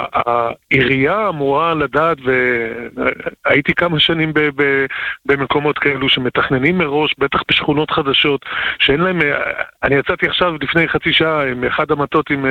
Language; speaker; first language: Hebrew; native; Hebrew